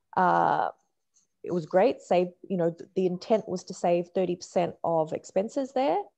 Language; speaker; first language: English; native; English